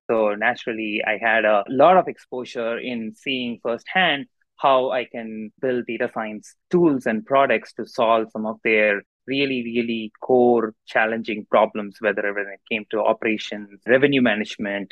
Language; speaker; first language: English; non-native, local second language; Tamil